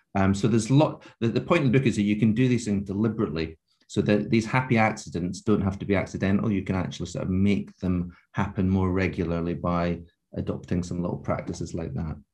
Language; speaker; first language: English; native; English